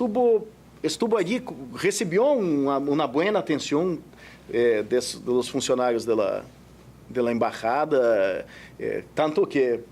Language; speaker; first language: Spanish; non-native, fluent; Portuguese